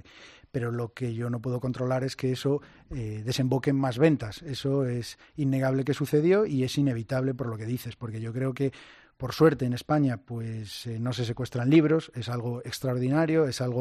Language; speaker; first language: Spanish; native; Spanish